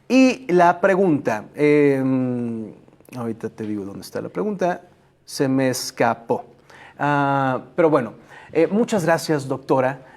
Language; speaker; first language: Spanish; native; Spanish